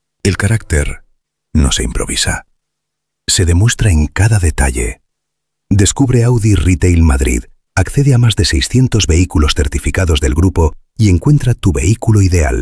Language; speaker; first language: Spanish; native; Spanish